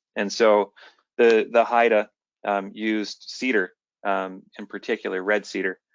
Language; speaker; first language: English; native; English